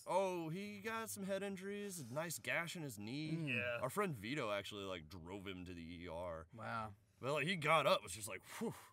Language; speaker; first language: English; native; English